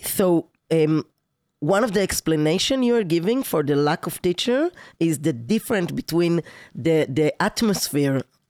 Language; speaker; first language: English; non-native, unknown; Hebrew